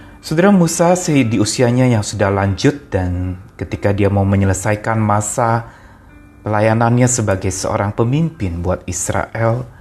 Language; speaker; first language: Indonesian; native; Indonesian